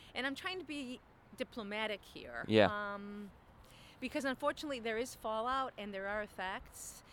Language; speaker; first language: English; native; English